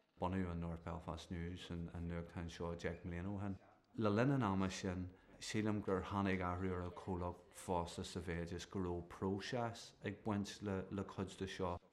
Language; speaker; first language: Irish; non-native, local second language; English